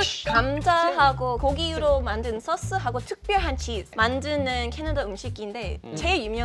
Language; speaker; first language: Korean; non-native, fluent; English